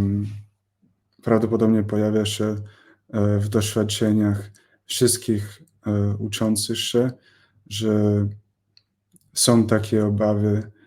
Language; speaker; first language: Polish; non-native, fluent; English